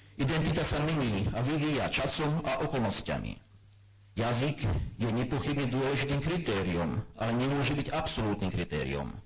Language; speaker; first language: Slovak; non-native, local second language; German